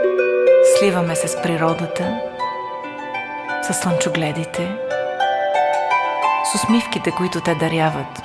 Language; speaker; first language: Bulgarian; native; Bulgarian